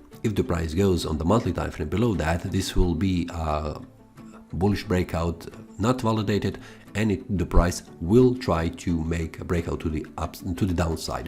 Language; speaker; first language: English; non-native, fluent; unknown